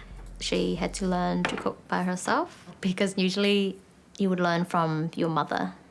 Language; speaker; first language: English; early bilingual, other home language; Vietnamese